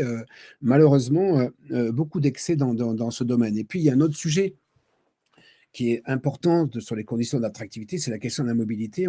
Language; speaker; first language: French; native; French